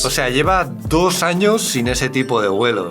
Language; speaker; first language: Spanish; native; Spanish